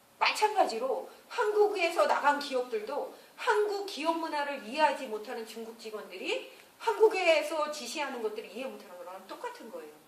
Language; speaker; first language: Korean; native; Korean